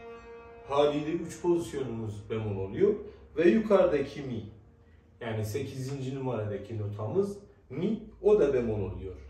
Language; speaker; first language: Turkish; non-native, fluent; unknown